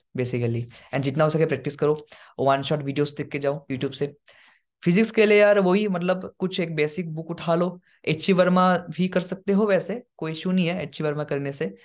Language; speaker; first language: Hindi; non-native, local second language; Assamese